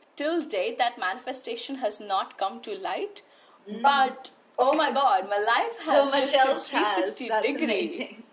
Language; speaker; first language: English; non-native, local second language; Hindi